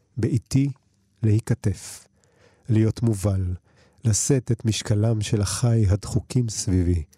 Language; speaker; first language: Hebrew; early bilingual, other home language; Russian